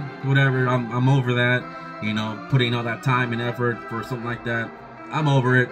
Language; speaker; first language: English; native; English